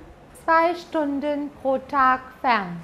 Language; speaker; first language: German; non-native, fluent; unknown